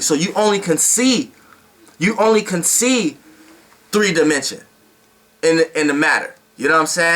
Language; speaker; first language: English; native; English